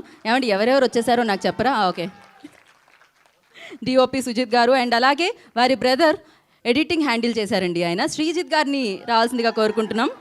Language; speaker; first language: Telugu; native; Telugu